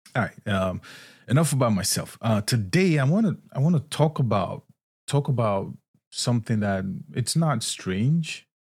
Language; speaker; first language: English; non-native, local second language; Yoruba